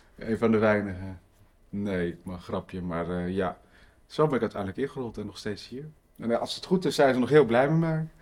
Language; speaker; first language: Dutch; early bilingual, other home language; Riffian